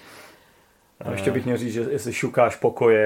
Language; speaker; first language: Czech; native; Czech